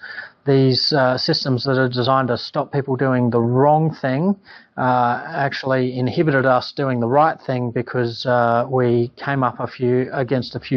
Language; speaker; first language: English; native; English